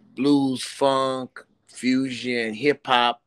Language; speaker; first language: English; native; English